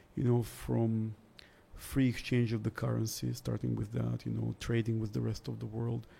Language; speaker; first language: English; early bilingual, other home language; Russian